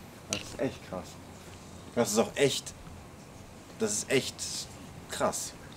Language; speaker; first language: German; native; German